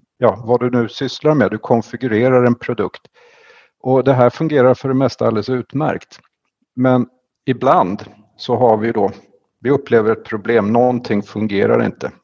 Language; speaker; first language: Swedish; native; Swedish